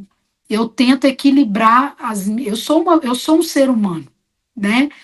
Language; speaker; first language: Portuguese; native; Portuguese